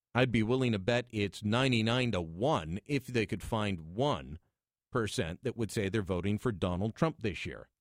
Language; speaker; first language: English; native; English